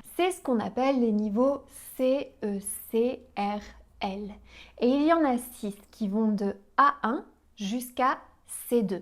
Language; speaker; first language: French; native; French